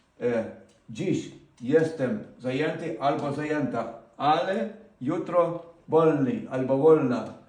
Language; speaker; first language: Polish; non-native, fluent; Ukrainian